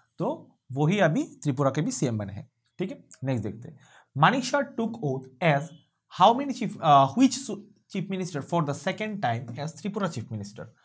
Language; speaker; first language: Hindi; non-native, local second language; Bangla